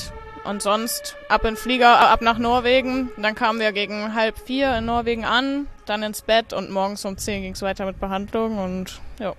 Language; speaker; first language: German; native; German